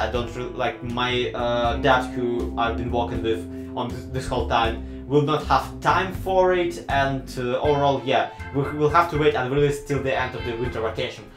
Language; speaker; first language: English; non-native, fluent; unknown